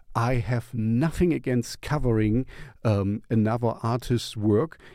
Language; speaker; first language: English; non-native, fluent; German